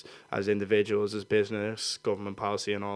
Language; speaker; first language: English; native; English